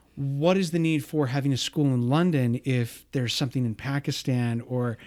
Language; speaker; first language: English; native; English